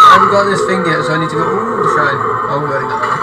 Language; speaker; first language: English; native; English